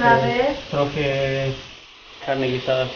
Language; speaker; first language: Polish; non-native, learner; Spanish